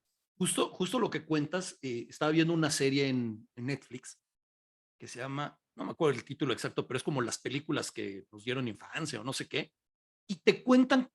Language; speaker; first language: Spanish; native; Spanish